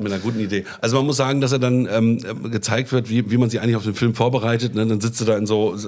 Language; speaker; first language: German; native; German